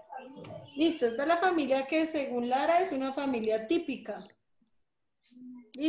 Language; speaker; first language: Spanish; native; Spanish